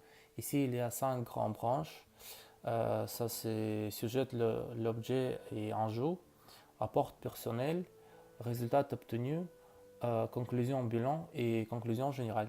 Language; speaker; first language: French; non-native, learner; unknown